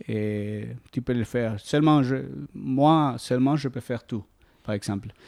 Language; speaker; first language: French; non-native, learner; Spanish